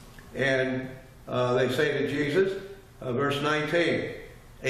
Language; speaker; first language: English; native; English